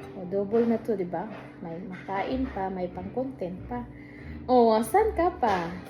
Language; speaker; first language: Filipino; non-native, local second language; Cebuano